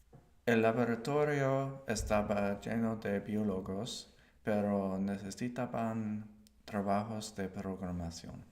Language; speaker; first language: Spanish; non-native, learner; English